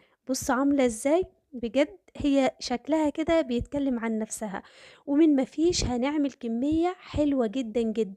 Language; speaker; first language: Arabic; native; Arabic